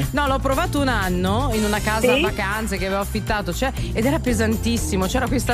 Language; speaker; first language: Italian; native; Italian